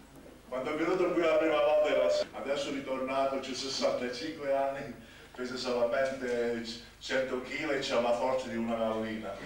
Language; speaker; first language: Italian; non-native, local second language; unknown